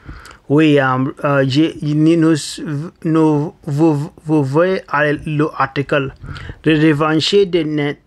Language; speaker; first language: French; non-native, learner; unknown